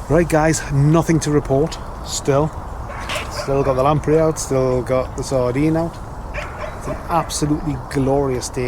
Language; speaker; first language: English; native; English